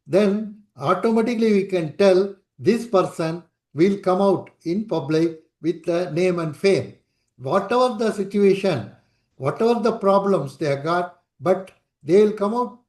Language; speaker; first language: English; non-native, local second language; Tamil